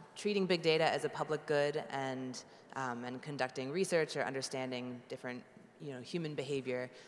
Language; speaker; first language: English; native; English